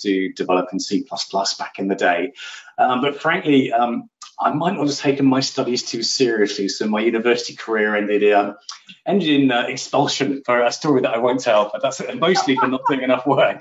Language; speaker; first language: English; native; English